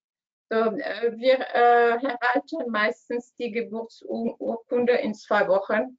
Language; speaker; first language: German; non-native, learner; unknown